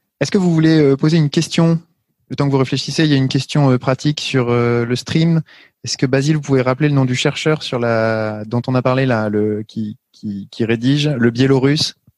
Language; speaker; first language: French; native; French